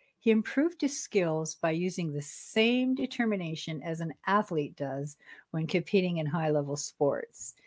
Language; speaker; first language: English; native; English